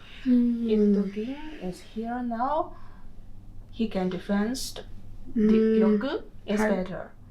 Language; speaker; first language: English; non-native, learner; Japanese